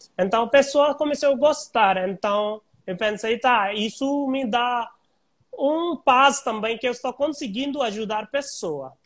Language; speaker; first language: Portuguese; non-native, learner; Hindi